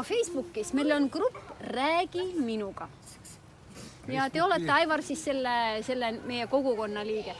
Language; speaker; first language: Estonian; non-native, local second language; Russian